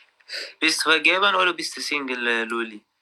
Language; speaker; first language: German; non-native, learner; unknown